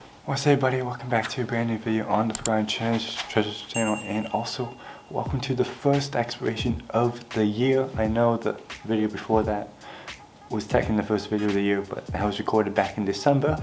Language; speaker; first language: English; native; English